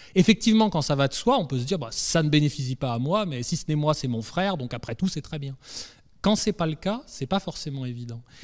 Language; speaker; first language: French; native; French